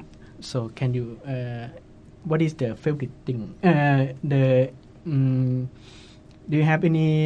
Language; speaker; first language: English; non-native, fluent; Thai